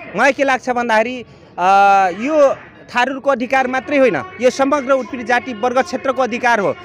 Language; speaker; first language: Nepali; non-native, local second language; Dangaura Tharu